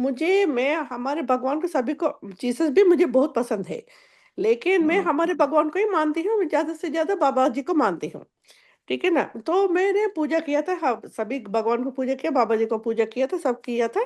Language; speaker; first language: Hindi; non-native, local second language; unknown